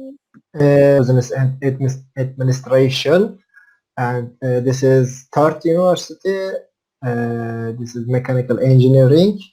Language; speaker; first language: English; non-native, learner; Turkish